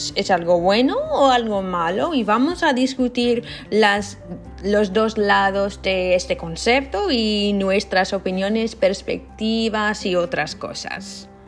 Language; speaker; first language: Spanish; non-native, learner; English